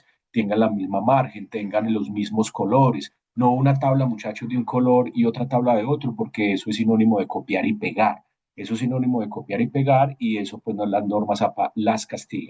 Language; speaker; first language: Spanish; native; Spanish